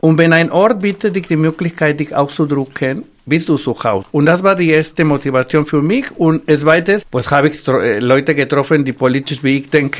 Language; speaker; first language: German; non-native, fluent; Spanish